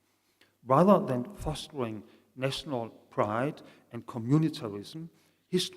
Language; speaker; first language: English; non-native, fluent; Danish